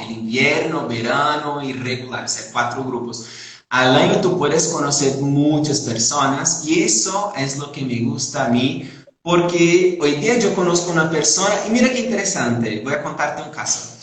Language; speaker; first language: Spanish; non-native, fluent; Portuguese